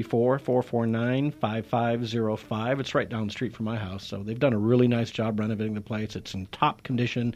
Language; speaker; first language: English; native; English